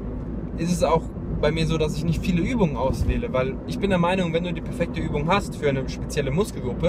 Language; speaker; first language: German; native; German